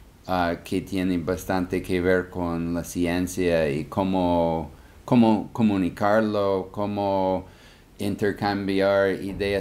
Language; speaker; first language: Spanish; non-native, fluent; English